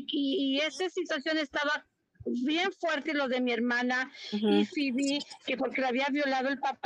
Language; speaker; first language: Spanish; early bilingual, heritage; Spanish